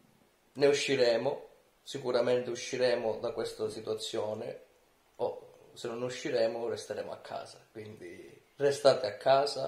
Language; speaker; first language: Italian; native; Italian